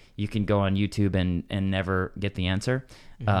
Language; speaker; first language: English; native; English